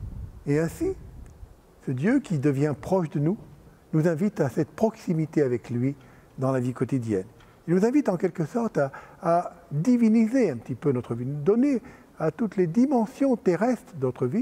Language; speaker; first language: French; native; French